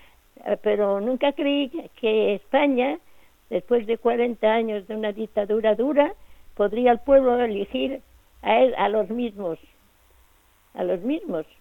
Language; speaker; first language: Spanish; native; Spanish